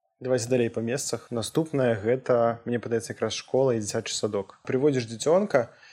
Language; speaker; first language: Belarusian; non-native, local second language; Russian